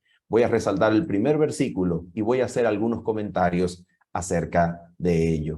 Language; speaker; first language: Spanish; native; Spanish